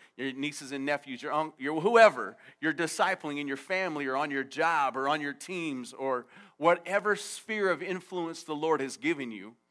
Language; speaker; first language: English; native; English